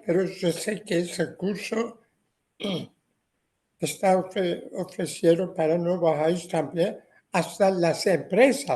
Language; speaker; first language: Spanish; non-native, fluent; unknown